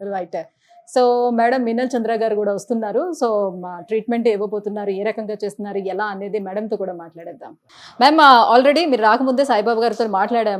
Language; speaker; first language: Telugu; native; Telugu